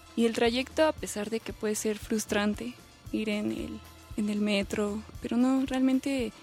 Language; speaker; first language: Spanish; native; Spanish